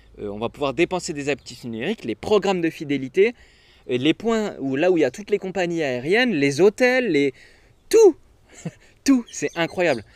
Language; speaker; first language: French; native; French